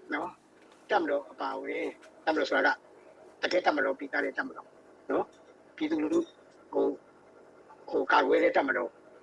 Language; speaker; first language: Burmese; native; Burmese